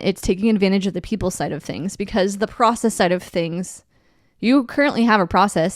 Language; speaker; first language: English; native; English